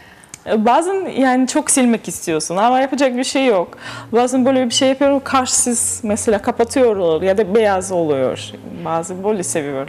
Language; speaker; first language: Turkish; non-native, learner; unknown